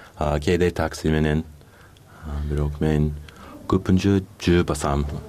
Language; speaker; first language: Kyrgyz; non-native, learner; English